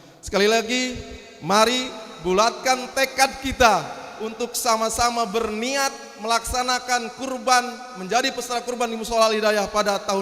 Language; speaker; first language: Indonesian; native; Indonesian